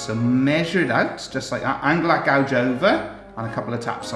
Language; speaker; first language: English; native; English